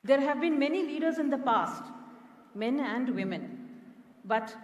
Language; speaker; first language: English; non-native, local second language; Malayalam